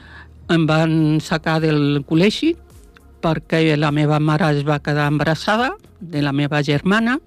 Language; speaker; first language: Catalan; non-native, local second language; Spanish